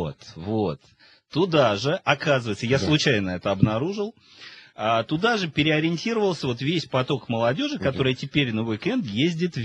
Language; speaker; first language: Russian; native; Russian